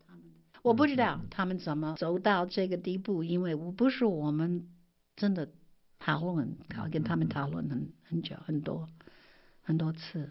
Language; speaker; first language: Chinese; non-native, fluent; English